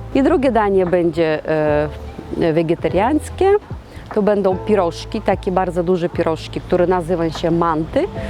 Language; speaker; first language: Polish; non-native, fluent; Russian